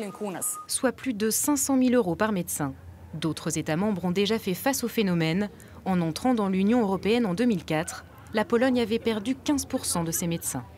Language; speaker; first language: French; native; French